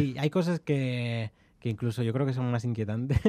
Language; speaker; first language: Spanish; native; Spanish